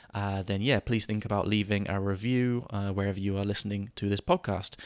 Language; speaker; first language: English; native; English